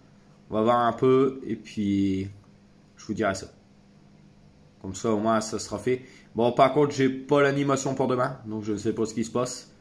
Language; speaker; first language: French; native; French